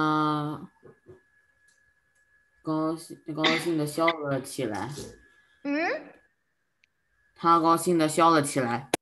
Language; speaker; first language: Chinese; non-native, learner; Indonesian